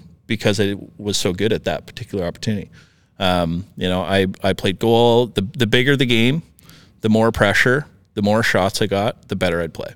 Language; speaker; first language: English; native; English